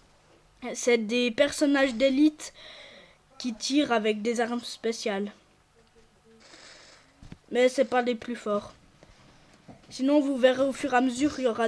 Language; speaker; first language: French; native; French